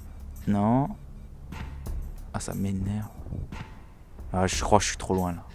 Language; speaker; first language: French; native; French